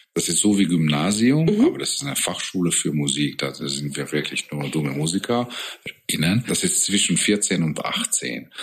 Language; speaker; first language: German; non-native, fluent; Hungarian